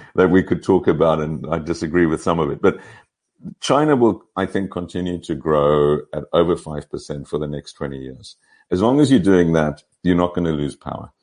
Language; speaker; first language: English; native; English